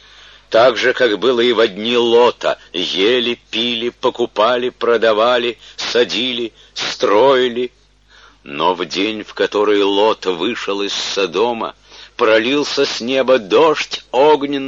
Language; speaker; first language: Russian; native; Russian